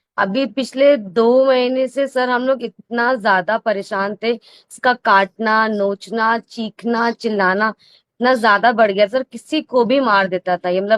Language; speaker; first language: Hindi; native; Hindi